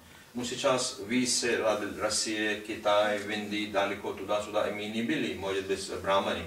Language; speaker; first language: Russian; non-native, learner; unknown